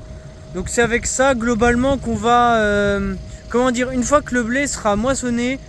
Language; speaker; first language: French; native; French